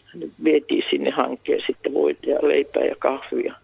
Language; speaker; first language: Finnish; native; Finnish